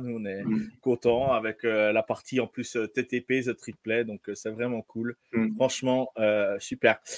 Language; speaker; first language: French; native; French